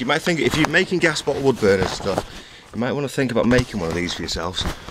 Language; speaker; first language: English; native; English